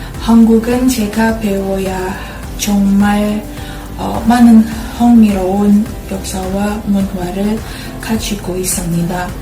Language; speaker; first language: Korean; non-native, fluent; Indonesian